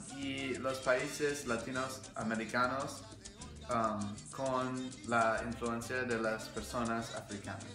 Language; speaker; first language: Spanish; non-native, learner; English